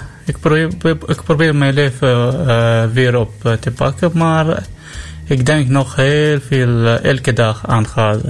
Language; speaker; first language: Dutch; non-native, learner; Arabic